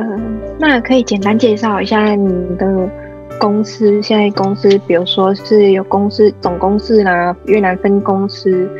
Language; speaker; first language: Chinese; non-native, fluent; Vietnamese